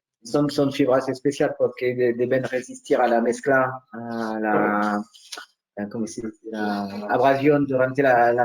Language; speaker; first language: Spanish; non-native, fluent; French